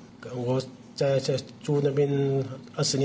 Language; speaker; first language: Chinese; non-native, learner; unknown